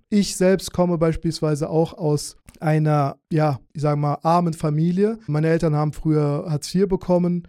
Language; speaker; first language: German; early bilingual, other home language; Russian